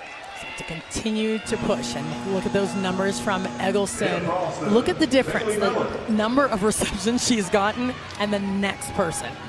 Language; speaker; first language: English; native; English